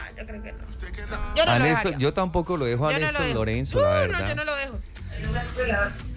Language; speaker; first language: Spanish; native; Spanish